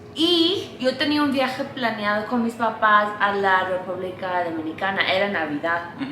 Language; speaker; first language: Spanish; non-native, fluent; English